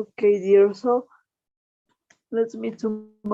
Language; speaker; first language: English; non-native, fluent; Spanish